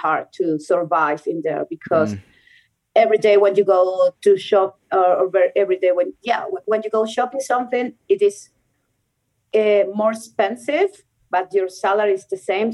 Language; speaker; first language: English; non-native, fluent; Spanish